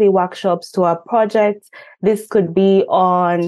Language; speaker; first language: English; non-native, local second language; Ganda